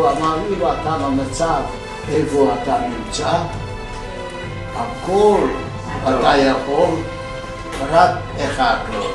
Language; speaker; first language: Hebrew; non-native, learner; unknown